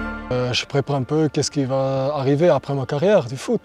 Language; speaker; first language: French; non-native, local second language; German